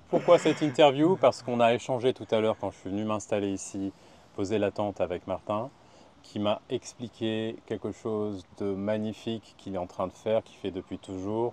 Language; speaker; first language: French; native; French